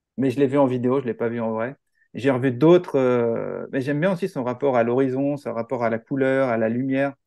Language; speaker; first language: French; native; French